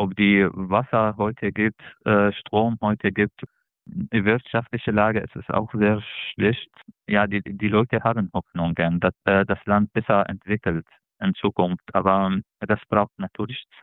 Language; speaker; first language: German; non-native, fluent; Arabic